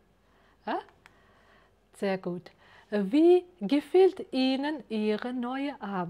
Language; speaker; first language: German; non-native, fluent; Uzbek